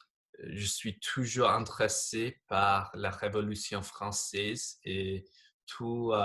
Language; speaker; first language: French; non-native, fluent; English